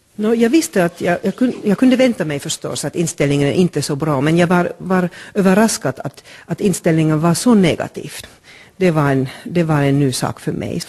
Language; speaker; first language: Swedish; non-native, local second language; Finnish